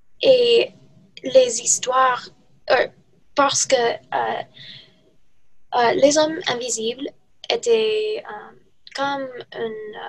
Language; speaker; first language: French; non-native, learner; English